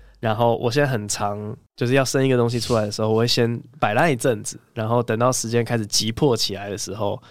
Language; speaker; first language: Chinese; native; Chinese